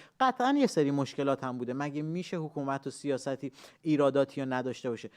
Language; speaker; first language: Persian; native; Persian